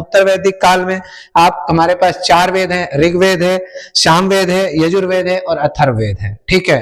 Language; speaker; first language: Hindi; native; Hindi